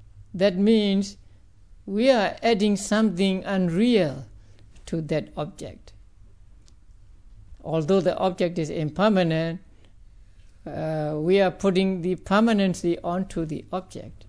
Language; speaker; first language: English; non-native, fluent; Burmese